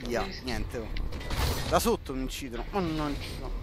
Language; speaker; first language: Italian; native; Italian